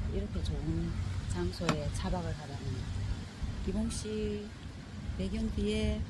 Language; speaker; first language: Korean; native; Korean